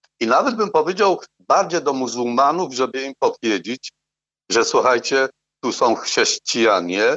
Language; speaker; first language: Polish; non-native, fluent; Arabic